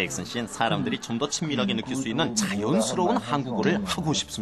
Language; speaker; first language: Korean; native; Korean